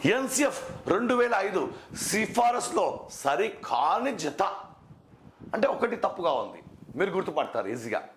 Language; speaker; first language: Telugu; non-native, local second language; Kannada